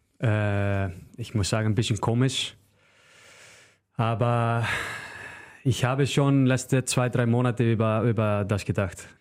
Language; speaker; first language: German; non-native, learner; Icelandic